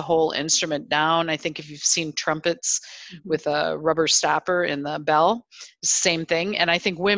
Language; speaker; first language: English; native; English